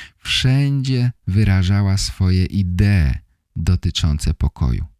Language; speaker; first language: Polish; native; Polish